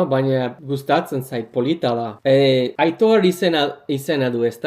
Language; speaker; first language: Basque; non-native, learner; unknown